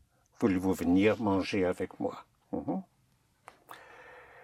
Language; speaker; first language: French; non-native, fluent; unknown